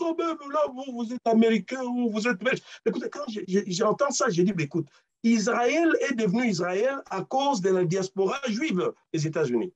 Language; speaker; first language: French; non-native, local second language; Luba-Lulua